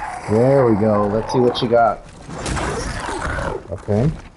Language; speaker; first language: English; native; English